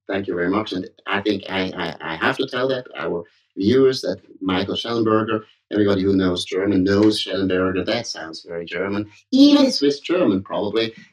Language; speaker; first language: English; non-native, fluent; German